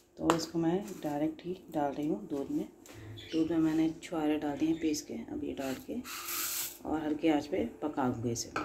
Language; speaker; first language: Hindi; native; Hindi